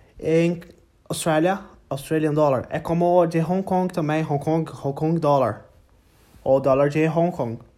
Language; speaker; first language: Portuguese; non-native, learner; English